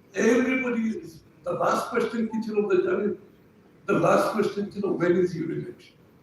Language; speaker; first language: English; non-native, local second language; Bangla